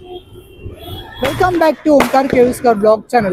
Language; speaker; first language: Hindi; non-native, local second language; Marathi